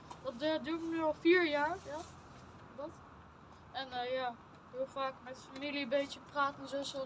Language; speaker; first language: Dutch; early bilingual, other home language; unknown